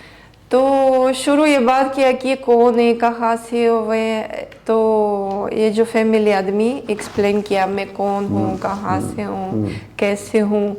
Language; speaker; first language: Hindi; non-native, learner; Greek